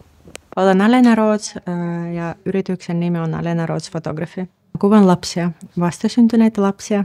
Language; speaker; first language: Finnish; non-native, fluent; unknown